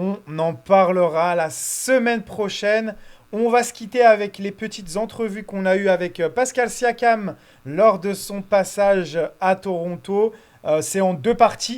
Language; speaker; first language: French; native; French